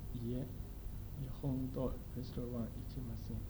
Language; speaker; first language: Japanese; non-native, learner; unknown